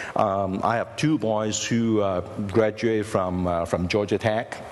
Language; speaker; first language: English; non-native, local second language; Cantonese